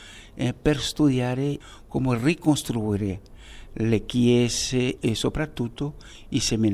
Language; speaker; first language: Italian; non-native, fluent; Haitian Creole